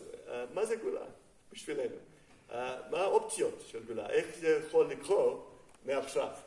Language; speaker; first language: Hebrew; non-native, fluent; English